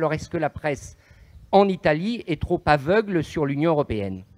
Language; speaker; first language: French; native; French